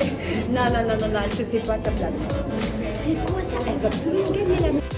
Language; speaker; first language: French; native; French